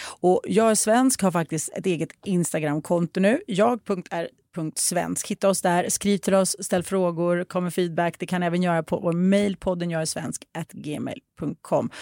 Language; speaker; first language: Swedish; early bilingual, other home language; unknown